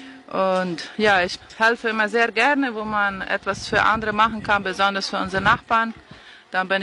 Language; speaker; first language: German; non-native, fluent; Spanish